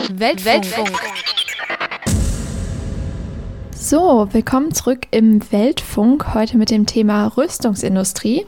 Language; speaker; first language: German; native; German